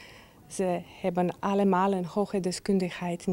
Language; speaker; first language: Dutch; non-native, fluent; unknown